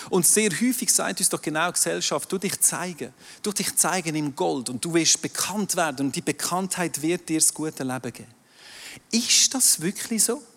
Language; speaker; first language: German; non-native, local second language; French